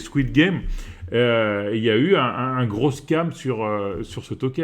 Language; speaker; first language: French; native; French